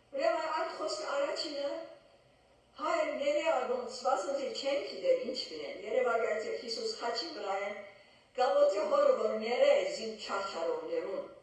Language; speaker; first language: Armenian; early bilingual, heritage; Armenian